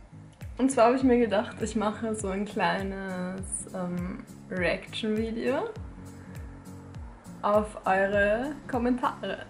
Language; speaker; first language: German; native; German